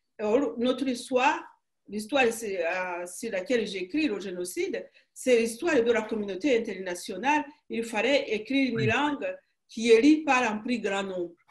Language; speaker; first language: French; non-native, local second language; Kinyarwanda